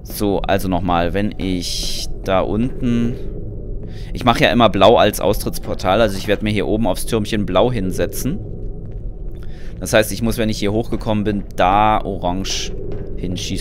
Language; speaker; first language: German; native; German